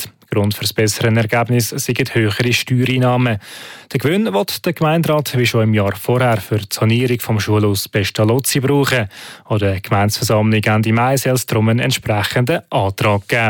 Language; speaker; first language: German; native; German